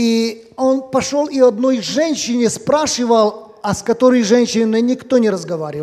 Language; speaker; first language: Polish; non-native, learner; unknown